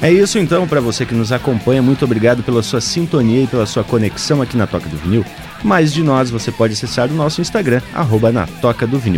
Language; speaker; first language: Portuguese; native; Portuguese